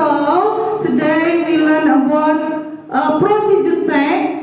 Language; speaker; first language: English; non-native, learner; Indonesian